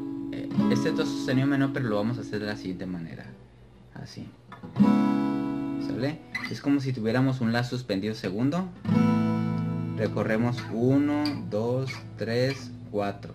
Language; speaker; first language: Spanish; native; Spanish